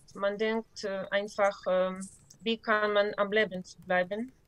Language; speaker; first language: German; non-native, learner; Ukrainian